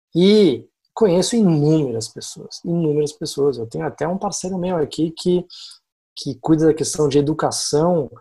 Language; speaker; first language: Portuguese; native; Portuguese